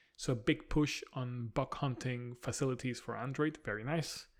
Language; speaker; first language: English; non-native, fluent; Spanish